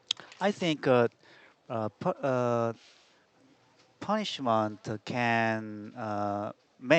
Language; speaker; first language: English; non-native, learner; Korean